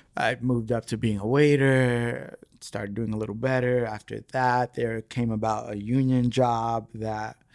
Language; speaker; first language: English; early bilingual, other home language; Spanish